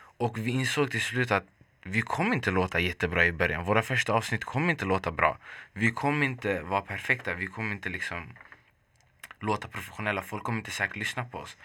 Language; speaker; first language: Swedish; early bilingual, other home language; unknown